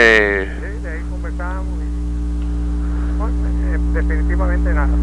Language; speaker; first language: Spanish; native; Spanish